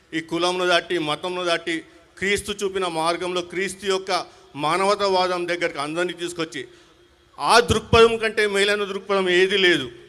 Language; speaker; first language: Telugu; non-native, local second language; Hindi